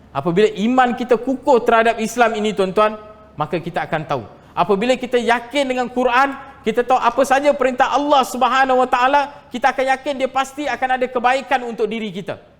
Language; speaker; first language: Malay; non-native, local second language; Tamil